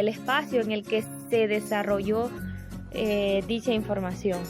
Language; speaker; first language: Spanish; native; Spanish